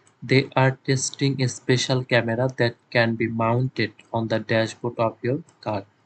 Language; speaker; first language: English; non-native, local second language; Bangla